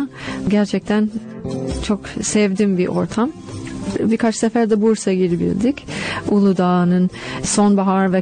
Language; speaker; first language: Turkish; non-native, fluent; English